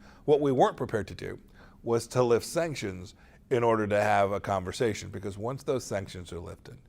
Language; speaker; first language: English; native; English